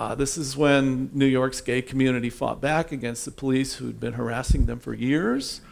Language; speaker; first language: English; native; English